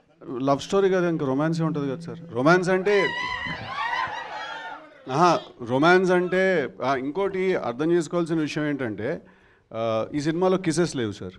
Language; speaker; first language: Telugu; native; Telugu